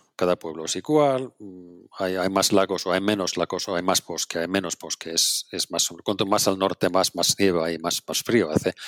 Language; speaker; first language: Spanish; non-native, fluent; Finnish